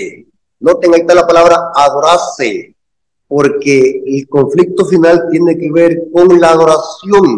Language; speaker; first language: Spanish; native; Spanish